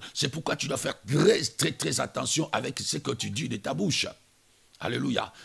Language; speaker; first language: French; non-native, local second language; Lingala